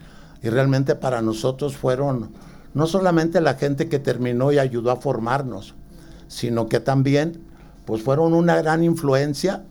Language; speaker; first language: Spanish; native; Spanish